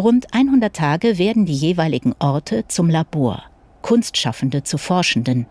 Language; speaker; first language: German; native; German